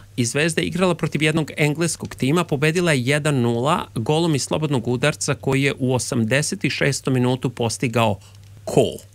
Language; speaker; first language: Serbian; native; Serbian